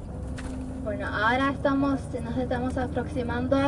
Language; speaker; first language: Spanish; non-native, fluent; Norwegian